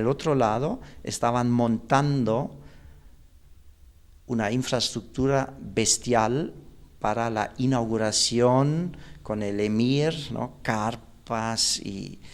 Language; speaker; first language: Spanish; non-native, fluent; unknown